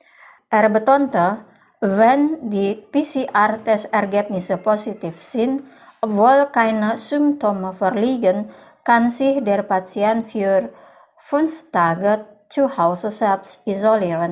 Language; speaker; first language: German; non-native, fluent; Indonesian